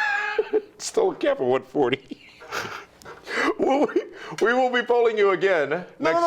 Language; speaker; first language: English; native; English